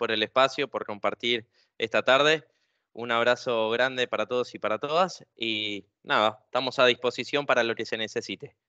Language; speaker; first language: Spanish; native; Spanish